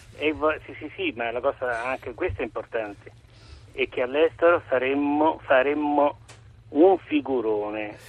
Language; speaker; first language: Italian; native; Italian